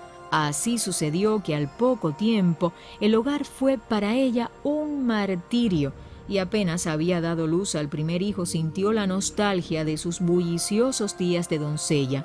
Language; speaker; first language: Spanish; native; Spanish